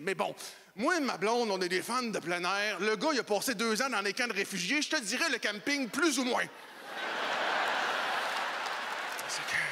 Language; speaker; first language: French; native; French